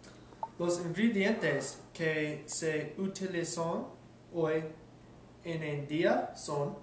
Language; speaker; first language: Spanish; non-native, learner; English